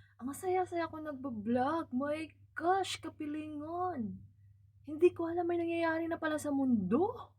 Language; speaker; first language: Filipino; non-native, local second language; Cebuano